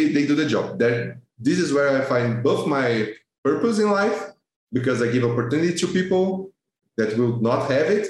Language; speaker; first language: English; non-native, fluent; Portuguese